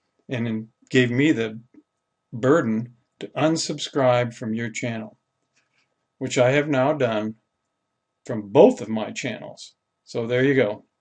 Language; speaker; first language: English; native; English